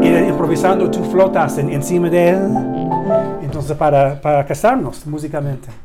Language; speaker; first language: Spanish; non-native, learner; English